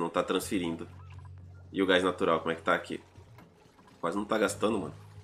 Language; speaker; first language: Portuguese; native; Portuguese